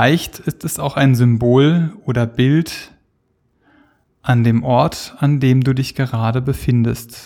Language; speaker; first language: German; native; German